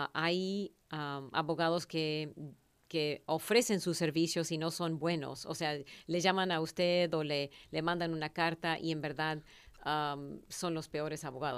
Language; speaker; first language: Spanish; native; Spanish